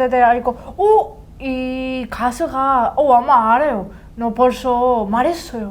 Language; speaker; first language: Korean; non-native, learner; Spanish